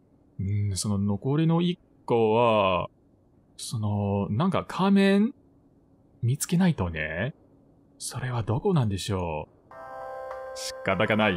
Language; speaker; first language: Japanese; non-native, fluent; English